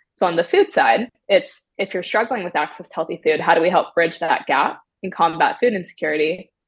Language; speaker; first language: English; native; English